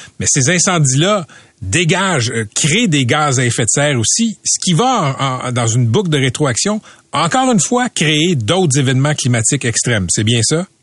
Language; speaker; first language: French; native; French